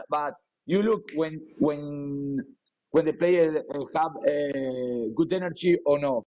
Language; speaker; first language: English; non-native, learner; Spanish